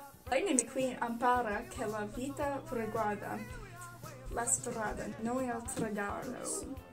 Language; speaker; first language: Italian; non-native, learner; English